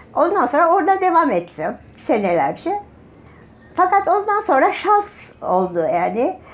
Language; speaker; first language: Turkish; native; Turkish